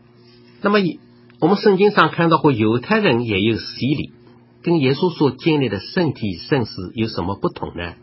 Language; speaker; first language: Chinese; native; Chinese